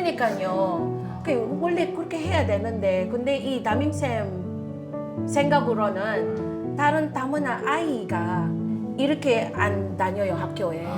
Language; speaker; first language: Korean; non-native, fluent; Filipino